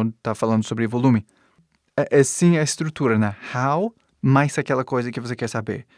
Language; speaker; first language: Portuguese; non-native, fluent; English